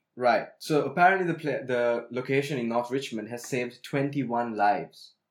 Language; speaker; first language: English; non-native, local second language; Sinhala